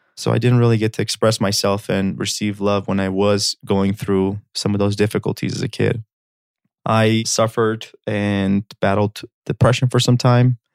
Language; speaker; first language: English; early bilingual, other home language; Armenian